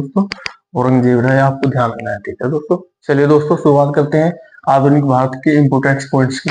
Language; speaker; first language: Hindi; native; Hindi